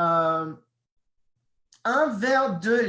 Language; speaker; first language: French; non-native, fluent; English